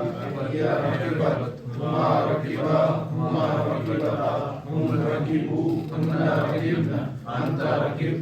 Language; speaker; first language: Arabic; non-native, learner; Urdu